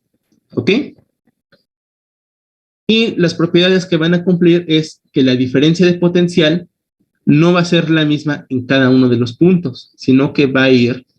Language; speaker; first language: Spanish; native; Spanish